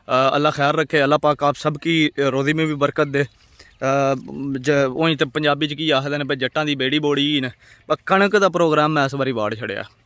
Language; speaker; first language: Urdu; non-native, local second language; Punjabi